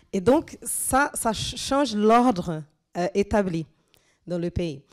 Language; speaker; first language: French; non-native, fluent; Portuguese